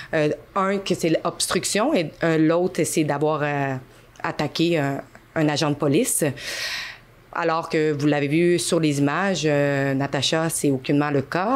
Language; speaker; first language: French; native; French